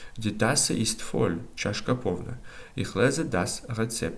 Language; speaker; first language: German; non-native, learner; Ukrainian